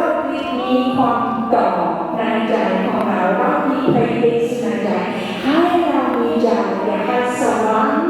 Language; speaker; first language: Thai; non-native, local second language; Akha